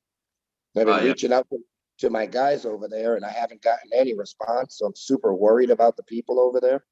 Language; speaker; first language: English; native; English